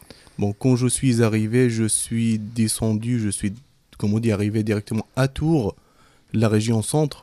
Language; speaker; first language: French; non-native, fluent; Arabic